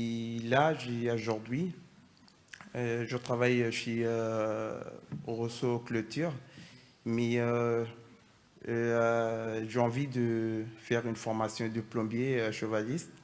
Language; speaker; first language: French; non-native, fluent; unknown